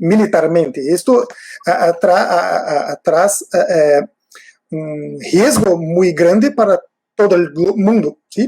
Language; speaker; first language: Spanish; non-native, fluent; Portuguese